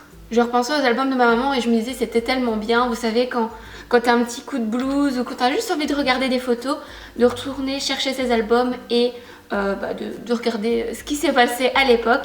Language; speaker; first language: French; native; French